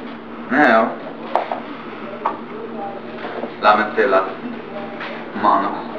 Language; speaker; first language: Spanish; non-native, learner; English